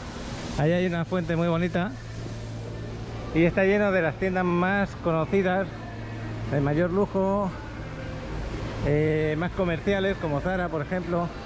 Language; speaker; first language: Spanish; native; Spanish